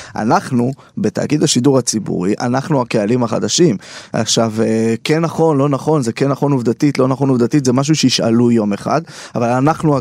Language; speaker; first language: Hebrew; native; Hebrew